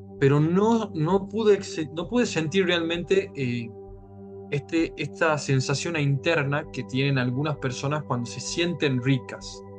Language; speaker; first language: Spanish; native; Spanish